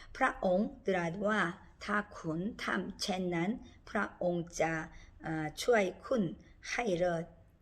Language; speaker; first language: Thai; non-native, learner; Korean